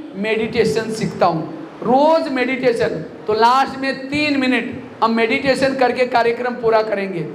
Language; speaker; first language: Hindi; non-native, local second language; Marathi